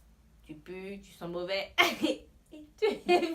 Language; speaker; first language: French; native; French